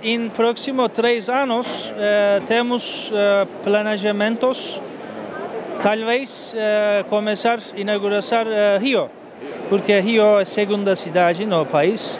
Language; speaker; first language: Portuguese; non-native, learner; Turkish